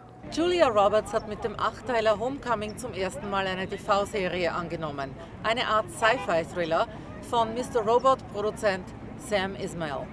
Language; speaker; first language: German; native; German